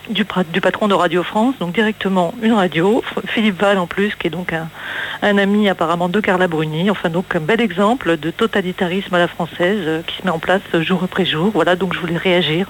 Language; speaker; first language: French; native; French